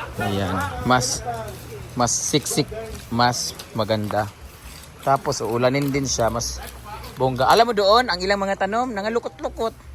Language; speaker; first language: Filipino; non-native, local second language; Cebuano